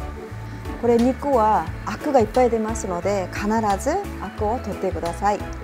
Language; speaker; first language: Japanese; non-native, fluent; Korean